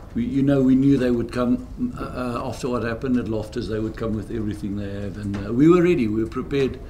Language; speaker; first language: English; non-native, local second language; Afrikaans